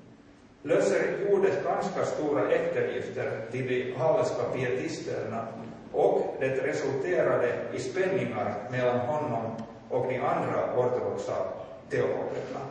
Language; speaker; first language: Swedish; non-native, local second language; Finnish